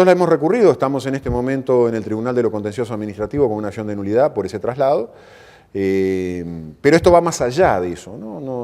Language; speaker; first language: Spanish; native; Spanish